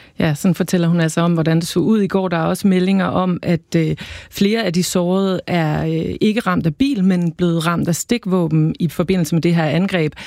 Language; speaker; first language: Danish; native; Danish